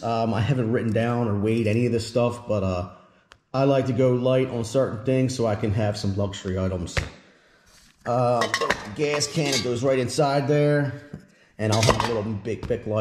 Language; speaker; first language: English; native; English